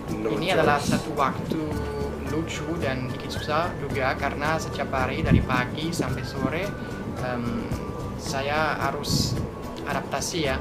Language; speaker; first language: Indonesian; non-native, fluent; French